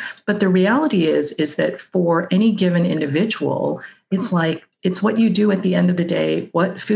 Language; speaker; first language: English; non-native, local second language; Cantonese